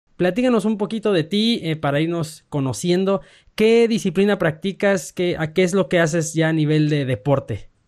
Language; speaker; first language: Spanish; native; Spanish